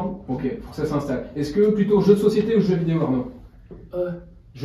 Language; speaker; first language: French; native; French